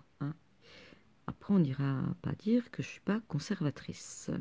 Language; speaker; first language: French; native; French